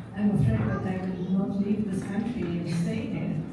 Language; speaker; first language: English; non-native, fluent; Persian